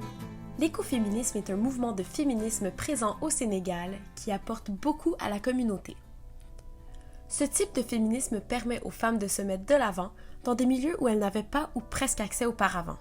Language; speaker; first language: French; native; French